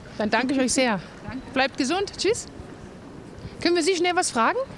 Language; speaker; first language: German; native; German